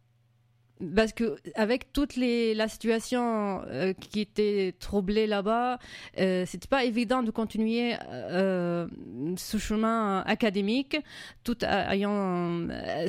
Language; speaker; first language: French; non-native, fluent; Arabic